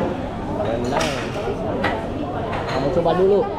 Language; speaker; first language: Indonesian; non-native, learner; English